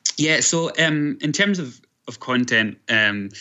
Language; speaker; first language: English; native; English